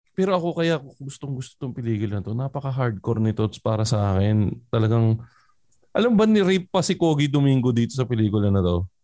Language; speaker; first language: Filipino; native; Filipino